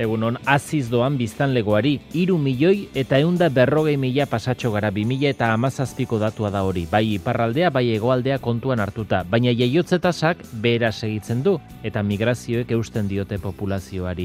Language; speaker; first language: Basque; native; Basque